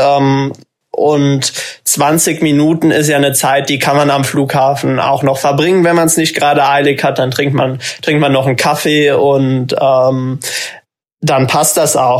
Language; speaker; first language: German; native; German